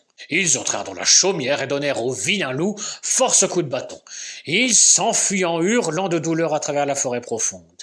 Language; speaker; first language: French; native; French